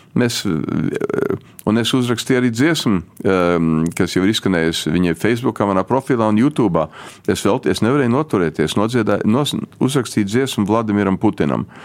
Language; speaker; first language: Latvian; early bilingual, heritage; Latvian